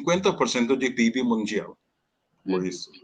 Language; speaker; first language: Portuguese; non-native, learner; Hindi